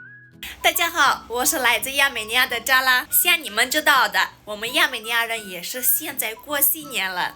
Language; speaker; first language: Chinese; non-native, fluent; Armenian